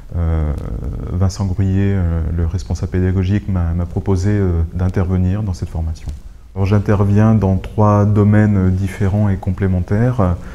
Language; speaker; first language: French; native; French